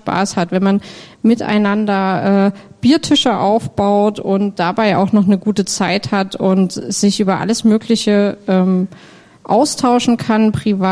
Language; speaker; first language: German; native; German